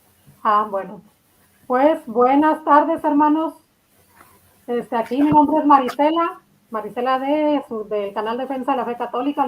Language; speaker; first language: Spanish; native; Spanish